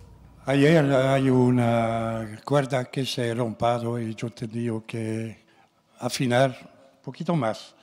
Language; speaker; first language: Spanish; non-native, learner; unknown